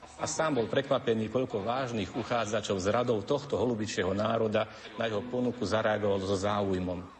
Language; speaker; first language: Slovak; native; Slovak